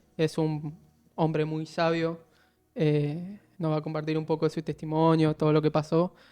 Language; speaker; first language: Spanish; native; Spanish